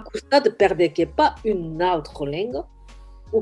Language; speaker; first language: French; non-native, fluent; Japanese